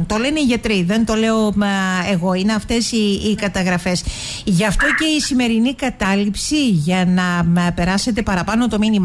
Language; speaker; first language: Greek; native; Greek